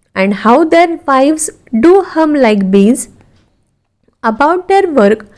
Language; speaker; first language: English; non-native, local second language; Marathi